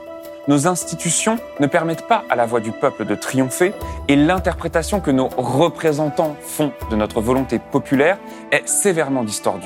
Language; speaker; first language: French; native; French